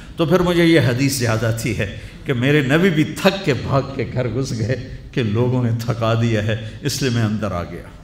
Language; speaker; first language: Urdu; non-native, local second language; Punjabi